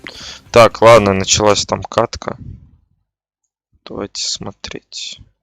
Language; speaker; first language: Russian; native; Russian